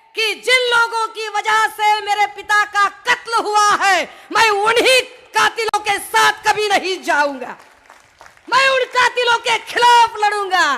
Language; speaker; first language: Hindi; non-native, local second language; Marathi